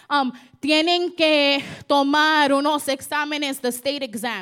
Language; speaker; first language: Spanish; early bilingual, heritage; Spanish